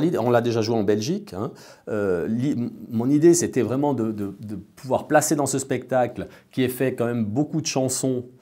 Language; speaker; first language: French; native; French